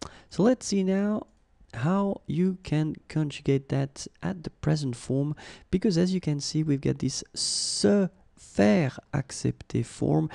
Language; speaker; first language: English; non-native, fluent; French